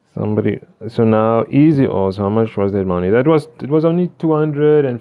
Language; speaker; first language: English; non-native, local second language; Afrikaans